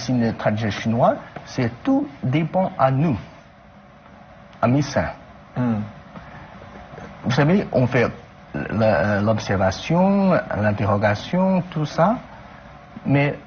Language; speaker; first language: French; non-native, fluent; Chinese